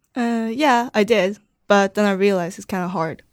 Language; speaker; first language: English; non-native, fluent; Swedish